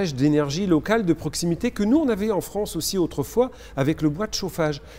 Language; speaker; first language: French; native; French